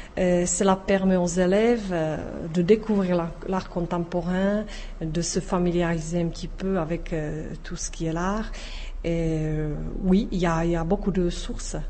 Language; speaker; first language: French; non-native, fluent; Czech